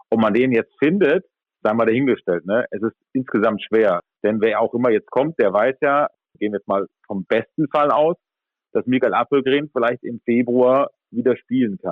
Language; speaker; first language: German; native; German